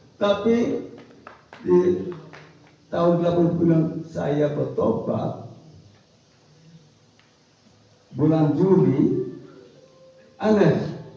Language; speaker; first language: Indonesian; non-native, fluent; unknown